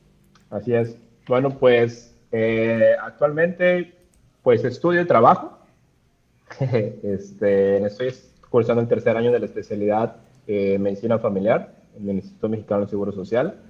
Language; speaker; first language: Spanish; native; Spanish